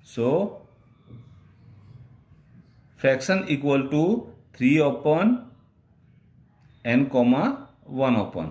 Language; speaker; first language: English; non-native, local second language; Gujarati